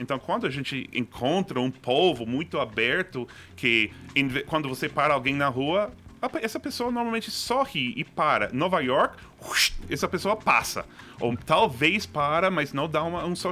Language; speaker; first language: Portuguese; non-native, fluent; English